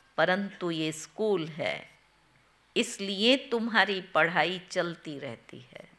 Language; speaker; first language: Hindi; non-native, local second language; Gujarati